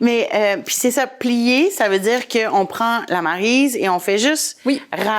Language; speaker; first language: French; native; French